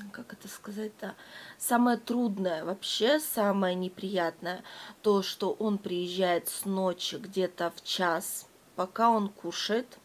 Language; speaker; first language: Russian; native; Russian